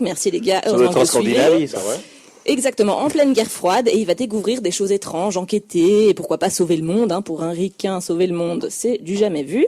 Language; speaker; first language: French; native; French